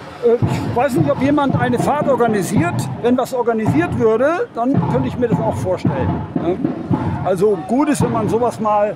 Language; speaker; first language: German; native; German